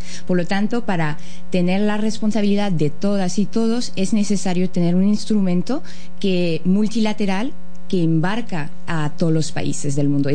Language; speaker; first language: Spanish; non-native, fluent; French